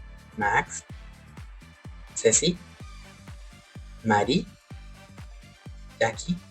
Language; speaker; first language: French; non-native, learner; Spanish